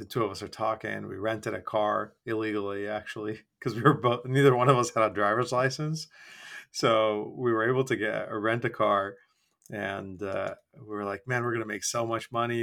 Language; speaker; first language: English; non-native, local second language; Bangla